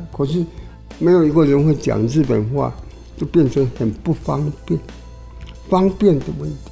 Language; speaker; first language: Chinese; non-native, local second language; Hakka Chinese